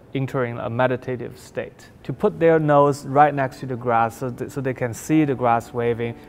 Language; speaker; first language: English; non-native, fluent; Chinese